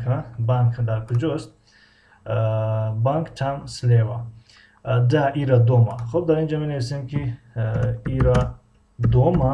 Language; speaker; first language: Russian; non-native, fluent; Tajik